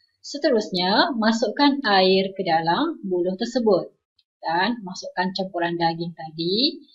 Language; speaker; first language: Malay; non-native, local second language; Iban